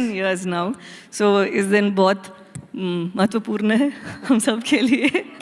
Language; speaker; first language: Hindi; non-native, local second language; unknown